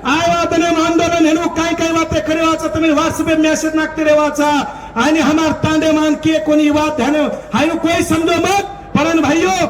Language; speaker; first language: Marathi; non-native, local second language; Lambadi